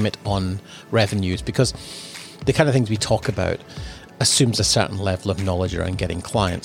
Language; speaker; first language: English; native; English